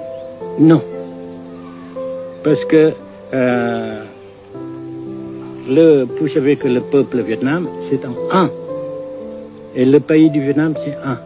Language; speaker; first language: French; non-native, fluent; Vietnamese